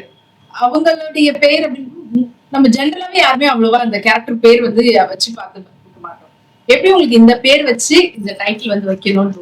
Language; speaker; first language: Tamil; native; Tamil